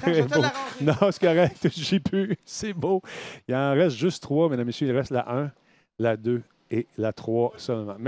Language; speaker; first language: French; native; French